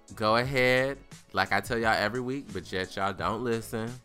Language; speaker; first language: English; native; English